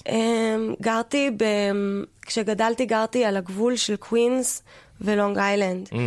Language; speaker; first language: Hebrew; early bilingual, other home language; English